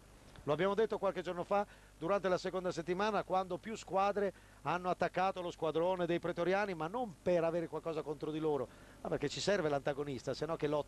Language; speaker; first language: Italian; native; Italian